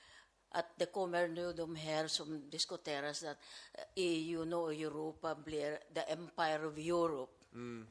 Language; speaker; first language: Swedish; non-native, fluent; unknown